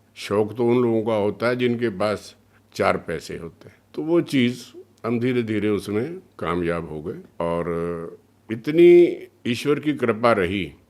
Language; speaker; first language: Hindi; early bilingual, other home language; Punjabi